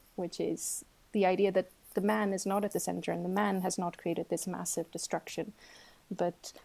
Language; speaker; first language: English; non-native, fluent; Portuguese